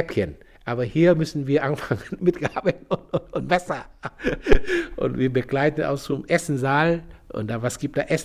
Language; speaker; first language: German; non-native, fluent; Vietnamese